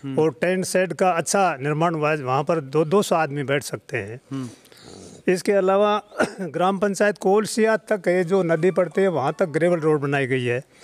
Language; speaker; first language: Hindi; native; Hindi